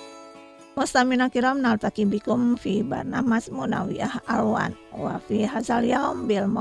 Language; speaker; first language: Arabic; non-native, fluent; Indonesian